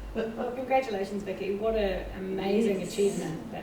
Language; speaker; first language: English; native; English